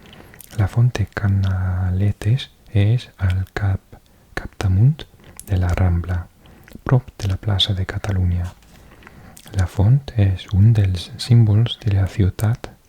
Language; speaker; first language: Catalan; non-native, learner; English